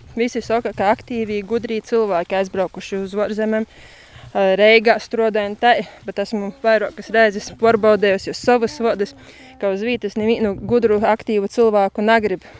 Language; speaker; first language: Latvian; native; Latvian